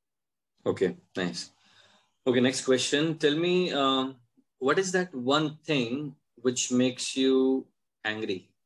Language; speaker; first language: English; non-native, local second language; Hindi